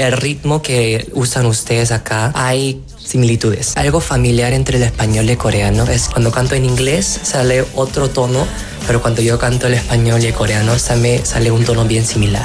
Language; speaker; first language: Spanish; non-native, fluent; Korean